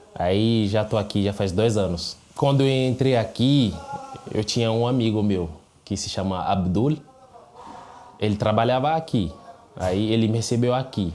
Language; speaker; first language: Portuguese; non-native, fluent; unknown